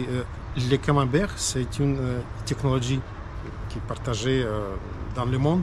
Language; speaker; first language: French; non-native, learner; Russian